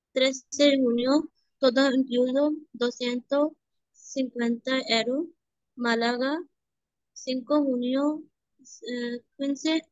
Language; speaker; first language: Spanish; non-native, learner; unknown